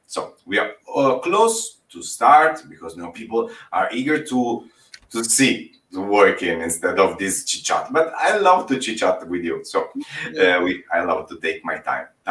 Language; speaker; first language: English; non-native, fluent; Italian